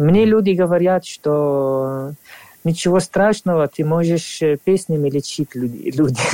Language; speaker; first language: Russian; non-native, fluent; Arabic